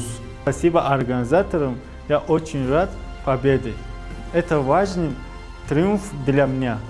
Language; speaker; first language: Russian; non-native, local second language; Tajik